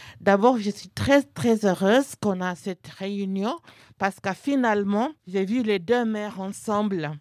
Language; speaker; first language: French; non-native, fluent; English